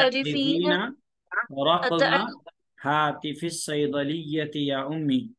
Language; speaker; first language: Arabic; non-native, fluent; Urdu